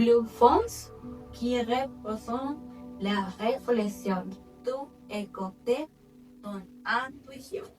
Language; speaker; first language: French; non-native, learner; Spanish